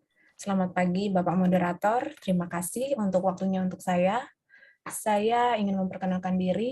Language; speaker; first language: Indonesian; native; Indonesian